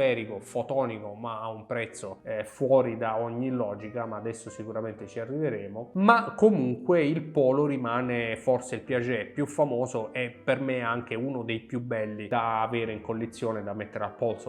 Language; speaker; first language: Italian; native; Italian